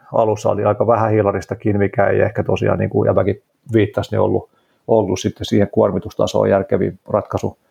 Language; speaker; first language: Finnish; native; Finnish